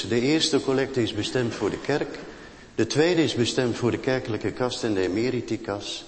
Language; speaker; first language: Dutch; native; Dutch